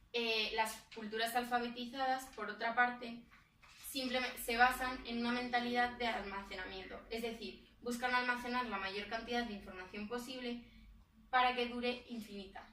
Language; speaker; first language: Spanish; native; Spanish